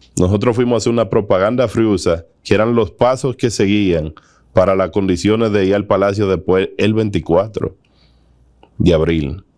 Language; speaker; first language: Spanish; native; Spanish